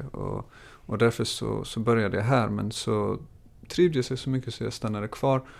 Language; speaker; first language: Swedish; native; Swedish